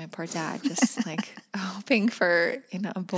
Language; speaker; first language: English; native; English